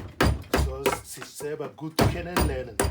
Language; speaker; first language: German; non-native, learner; Igbo